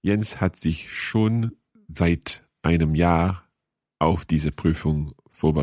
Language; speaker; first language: German; non-native, learner; English